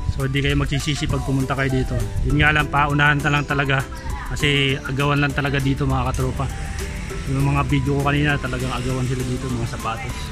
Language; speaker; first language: Filipino; native; Filipino